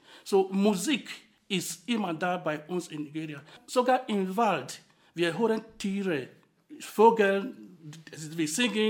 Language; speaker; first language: German; non-native, fluent; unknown